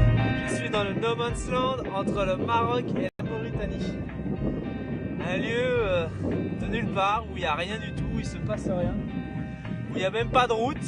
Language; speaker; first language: French; native; French